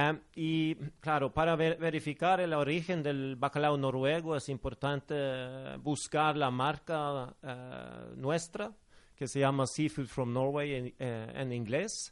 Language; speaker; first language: Spanish; non-native, fluent; Norwegian